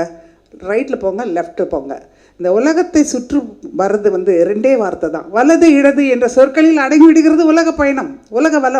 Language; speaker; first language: Tamil; native; Tamil